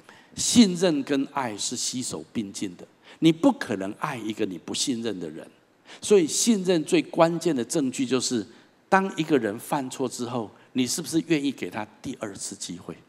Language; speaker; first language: Chinese; native; Chinese